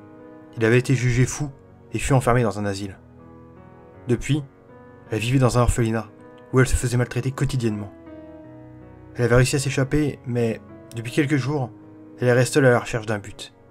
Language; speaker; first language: French; native; French